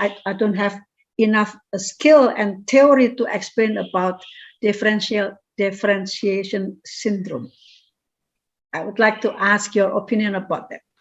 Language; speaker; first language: English; non-native, fluent; Indonesian